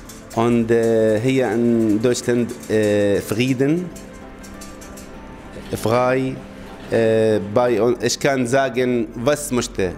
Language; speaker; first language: German; non-native, learner; Arabic